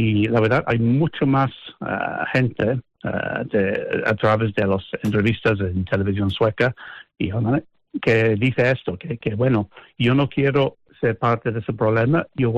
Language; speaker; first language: Spanish; non-native, fluent; English